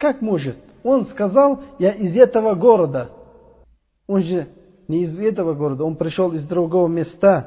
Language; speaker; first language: Russian; non-native, local second language; Uzbek